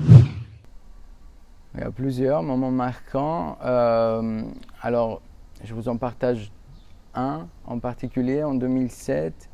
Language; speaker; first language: French; non-native, fluent; Spanish